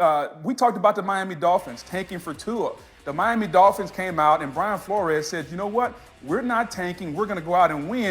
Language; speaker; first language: English; native; English